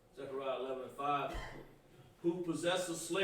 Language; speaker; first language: English; native; English